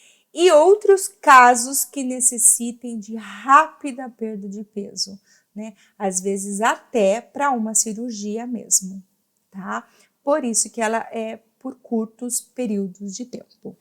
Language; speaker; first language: Portuguese; native; Portuguese